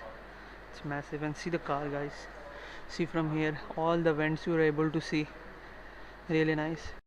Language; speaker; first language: English; non-native, fluent; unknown